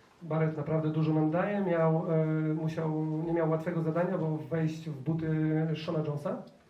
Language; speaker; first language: Polish; native; Polish